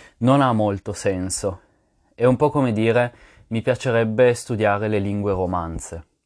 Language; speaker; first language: Italian; non-native, fluent; French